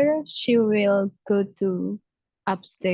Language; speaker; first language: English; non-native, fluent; Javanese